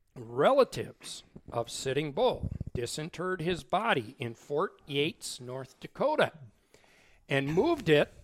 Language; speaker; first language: English; native; English